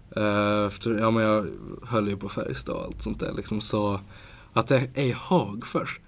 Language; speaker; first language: Swedish; native; Swedish